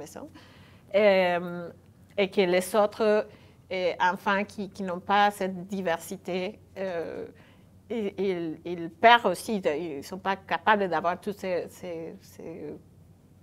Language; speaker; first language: French; non-native, fluent; Spanish